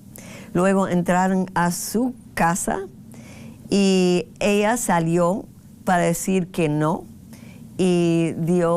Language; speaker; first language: Spanish; non-native, fluent; English